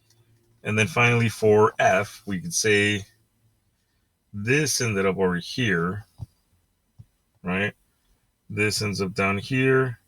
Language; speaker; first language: English; native; English